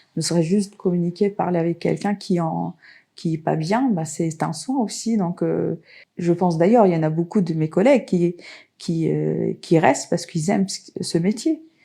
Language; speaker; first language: French; non-native, local second language; Arabic